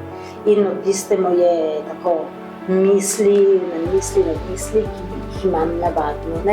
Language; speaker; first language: Slovenian; early bilingual, heritage; Slovenian